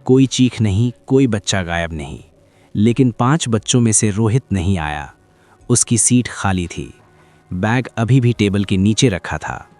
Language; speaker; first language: Hindi; native; Hindi